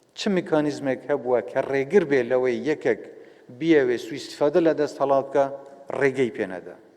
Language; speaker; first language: Central Kurdish; non-native, local second language; Kurdish